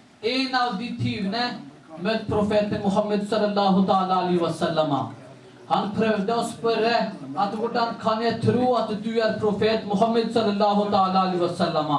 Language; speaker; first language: Norwegian; non-native, local second language; Urdu